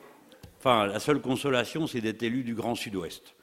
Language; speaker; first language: French; native; French